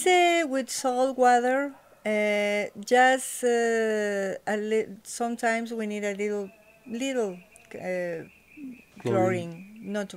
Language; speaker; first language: English; non-native, learner; Spanish